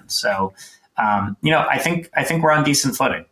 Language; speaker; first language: English; native; English